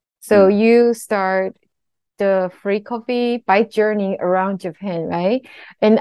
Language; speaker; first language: English; non-native, learner; Chinese